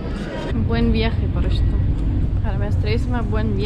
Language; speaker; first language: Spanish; non-native, fluent; Lithuanian